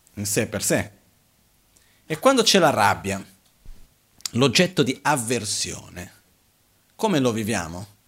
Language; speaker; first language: Italian; non-native, fluent; Portuguese